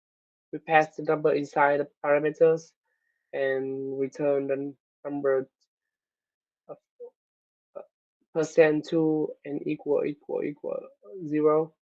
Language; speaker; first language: English; non-native, learner; Vietnamese